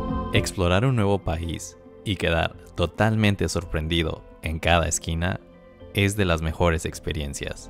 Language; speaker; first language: Spanish; native; Spanish